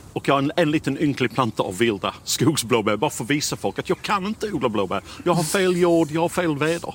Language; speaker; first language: Swedish; non-native, fluent; English